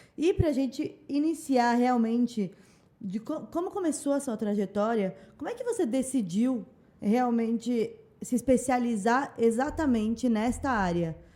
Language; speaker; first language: Portuguese; native; Portuguese